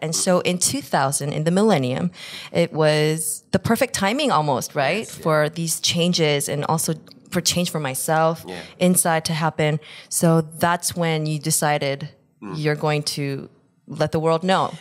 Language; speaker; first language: English; early bilingual, other home language; Korean